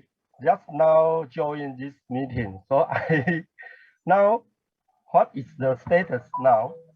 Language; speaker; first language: English; non-native, learner; Chinese